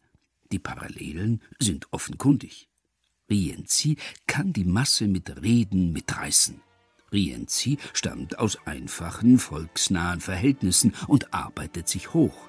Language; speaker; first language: German; native; German